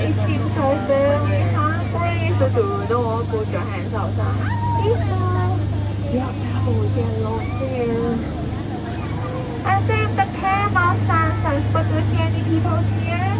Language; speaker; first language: English; non-native, learner; Cantonese